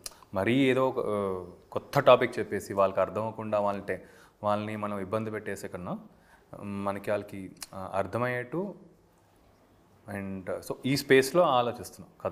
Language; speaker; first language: Telugu; native; Telugu